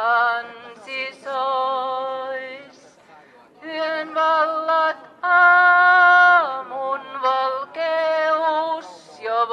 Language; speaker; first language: Finnish; native; Finnish